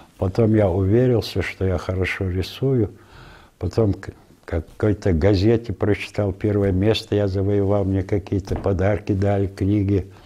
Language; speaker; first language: Russian; non-native, local second language; Ingush